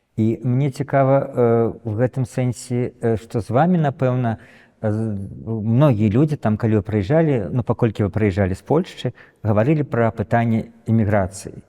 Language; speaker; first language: Belarusian; native; Belarusian